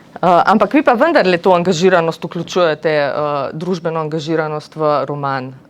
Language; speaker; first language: Slovenian; native; Slovenian